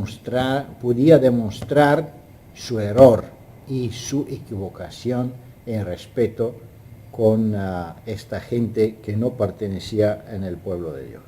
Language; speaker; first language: Spanish; non-native, fluent; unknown